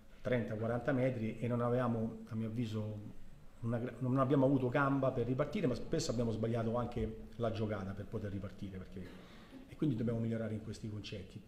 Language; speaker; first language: Italian; native; Italian